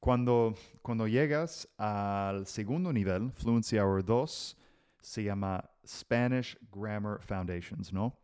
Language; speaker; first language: Spanish; non-native, fluent; English